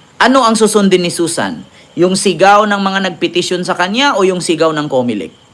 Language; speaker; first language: Filipino; native; Filipino